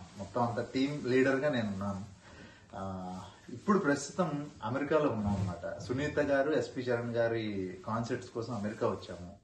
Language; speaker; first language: Telugu; native; Telugu